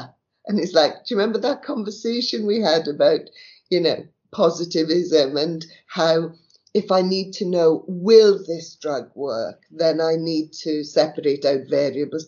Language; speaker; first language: English; native; English